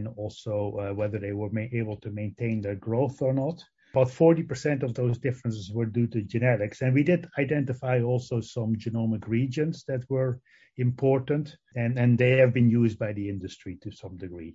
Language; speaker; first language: English; non-native, fluent; Dutch